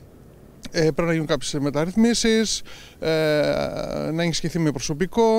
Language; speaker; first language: Greek; native; Greek